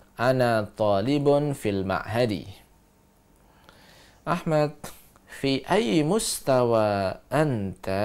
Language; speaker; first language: Arabic; non-native, fluent; Indonesian